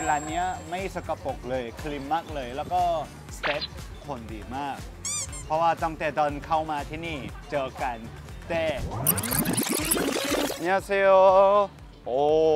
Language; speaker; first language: Thai; non-native, fluent; Korean